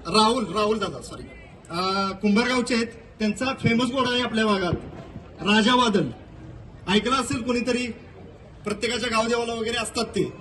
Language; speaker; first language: Marathi; native; Marathi